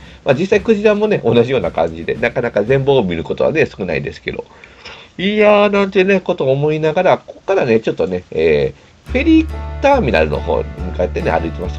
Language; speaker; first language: Japanese; native; Japanese